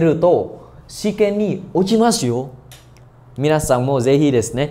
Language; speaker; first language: Japanese; non-native, fluent; Vietnamese